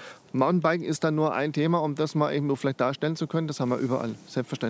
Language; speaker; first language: German; native; German